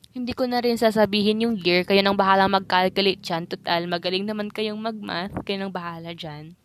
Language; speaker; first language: Filipino; non-native, fluent; Cebuano